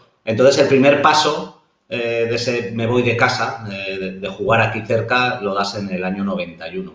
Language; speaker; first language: Spanish; native; Spanish